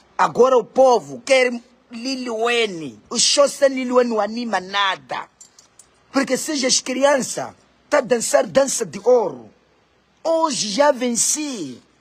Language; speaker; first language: Portuguese; non-native, local second language; Makhuwa